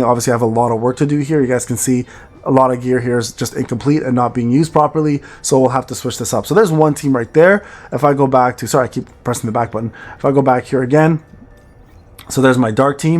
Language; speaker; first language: English; native; English